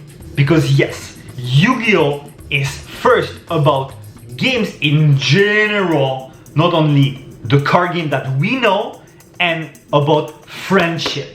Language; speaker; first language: English; non-native, fluent; French